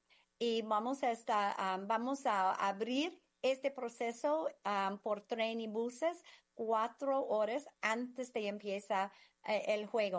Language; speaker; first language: Spanish; non-native, fluent; English